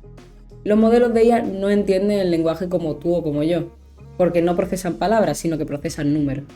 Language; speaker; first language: Spanish; native; Spanish